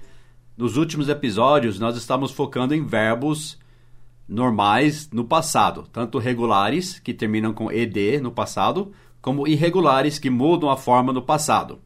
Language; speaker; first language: Portuguese; non-native, fluent; English